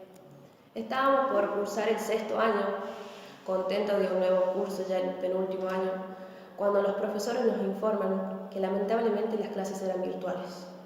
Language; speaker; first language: Spanish; native; Spanish